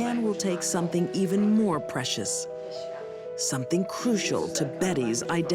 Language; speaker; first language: English; native; English